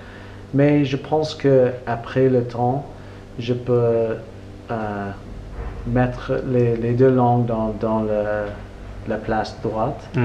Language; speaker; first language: French; non-native, learner; English